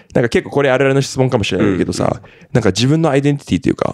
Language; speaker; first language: Japanese; native; Japanese